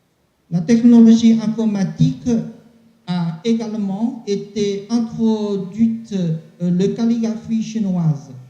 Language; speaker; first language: French; non-native, learner; Chinese